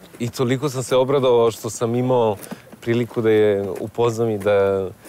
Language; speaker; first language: Serbian; native; Serbian